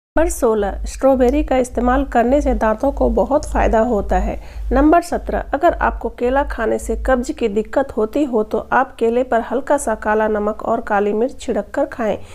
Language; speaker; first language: Hindi; native; Hindi